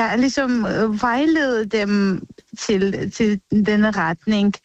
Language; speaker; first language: Danish; non-native, fluent; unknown